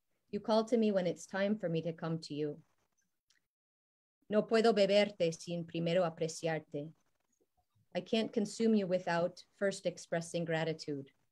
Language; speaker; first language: English; native; English